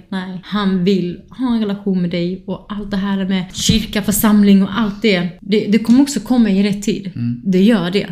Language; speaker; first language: Swedish; early bilingual, other home language; Kurdish